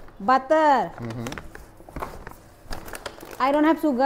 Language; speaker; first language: English; non-native, learner; Indonesian